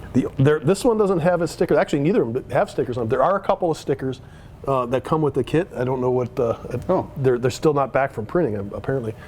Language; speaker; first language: English; native; English